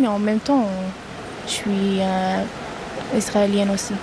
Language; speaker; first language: French; non-native, learner; Arabic